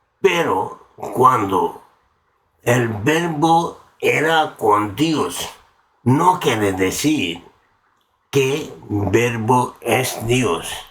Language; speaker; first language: Spanish; non-native, learner; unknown